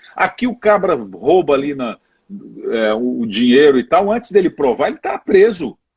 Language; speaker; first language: Portuguese; native; Portuguese